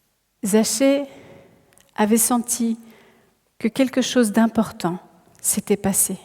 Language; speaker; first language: French; native; French